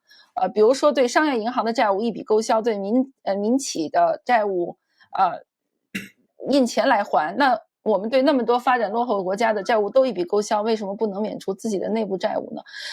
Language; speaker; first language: Chinese; native; Chinese